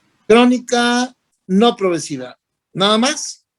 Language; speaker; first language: Spanish; native; Spanish